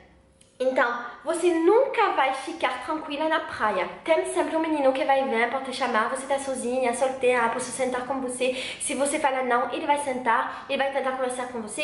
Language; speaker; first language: Portuguese; non-native, learner; French